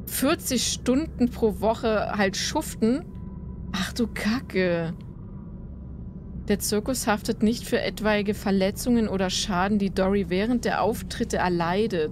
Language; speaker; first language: German; native; German